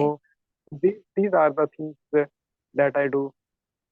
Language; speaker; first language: English; non-native, learner; Urdu